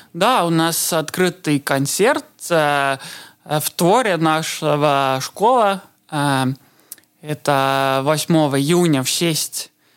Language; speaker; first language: Russian; non-native, learner; Estonian